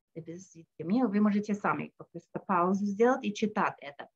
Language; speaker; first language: Russian; non-native, fluent; English